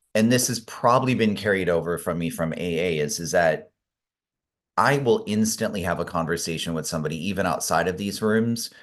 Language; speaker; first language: English; native; English